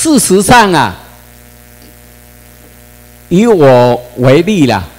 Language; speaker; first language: Chinese; non-native, local second language; Min Nan Chinese